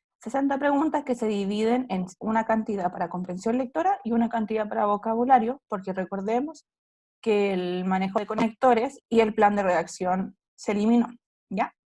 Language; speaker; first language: Spanish; native; Spanish